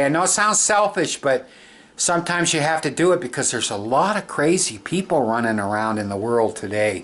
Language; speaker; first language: English; native; English